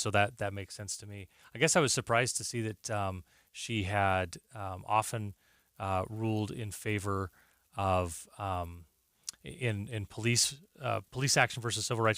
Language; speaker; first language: English; native; English